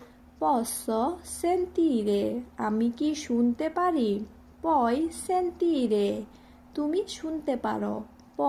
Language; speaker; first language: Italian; non-native, fluent; Bangla